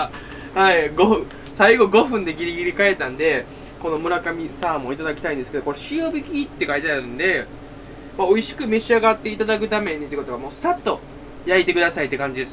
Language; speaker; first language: Japanese; native; Japanese